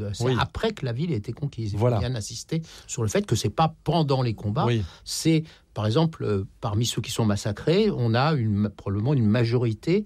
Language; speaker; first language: French; native; French